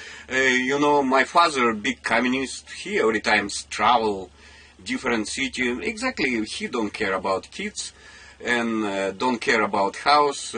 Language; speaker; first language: English; non-native, learner; Russian